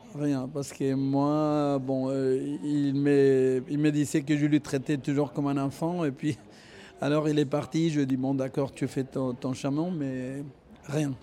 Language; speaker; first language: French; non-native, fluent; Spanish